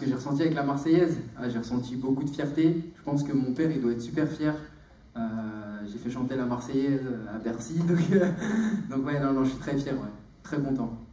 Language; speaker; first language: French; native; French